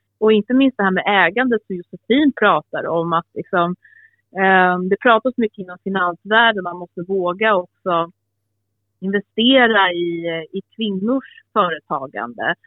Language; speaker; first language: Swedish; early bilingual, other home language; Albanian